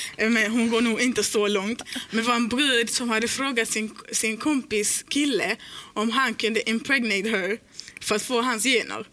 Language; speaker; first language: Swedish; early bilingual, other home language; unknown